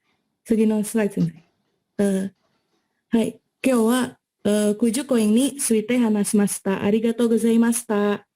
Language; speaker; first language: Japanese; non-native, learner; Indonesian